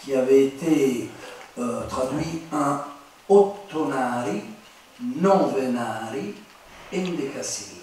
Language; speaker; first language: French; non-native, fluent; Italian